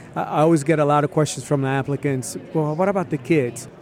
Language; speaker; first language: English; early bilingual, other home language; Spanish